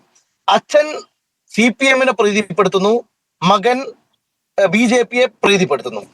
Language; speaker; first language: Malayalam; native; Malayalam